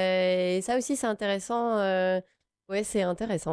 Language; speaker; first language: French; native; French